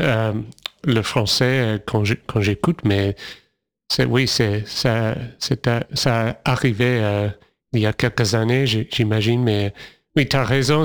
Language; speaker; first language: French; non-native, fluent; English